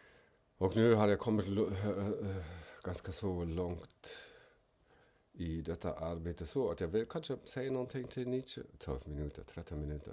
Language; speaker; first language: Swedish; non-native, fluent; German